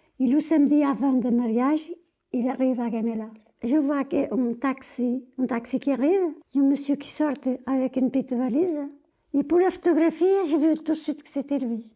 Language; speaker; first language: French; non-native, fluent; Portuguese